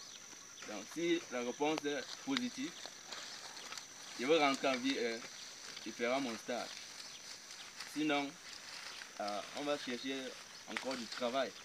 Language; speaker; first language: French; non-native, local second language; English